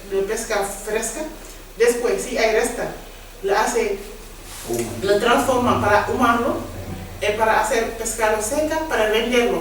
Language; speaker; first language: Spanish; non-native, learner; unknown